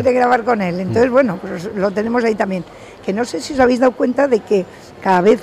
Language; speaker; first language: Spanish; native; Spanish